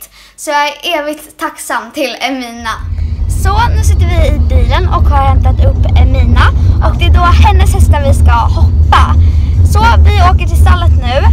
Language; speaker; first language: Swedish; native; Swedish